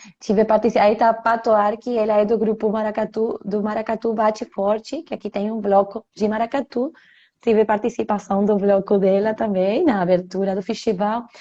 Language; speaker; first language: Portuguese; non-native, fluent; Spanish